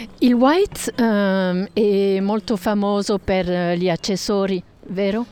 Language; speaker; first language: Italian; non-native, fluent; French